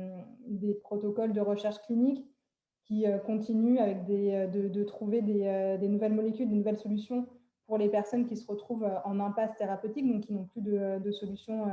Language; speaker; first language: French; native; French